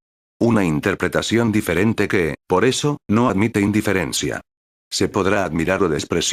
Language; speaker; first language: Spanish; native; Spanish